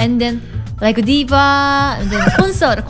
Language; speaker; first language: English; non-native, learner; Korean